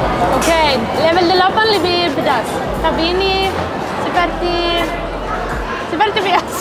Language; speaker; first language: Indonesian; non-native, learner; Norwegian